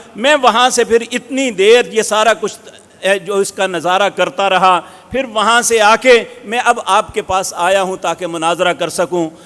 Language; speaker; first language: Urdu; non-native, local second language; Punjabi